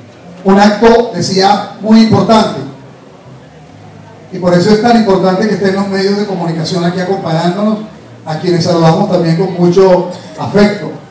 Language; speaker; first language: Spanish; native; Spanish